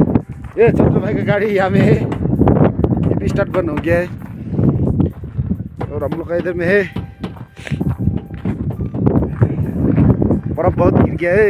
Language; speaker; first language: Hindi; non-native, local second language; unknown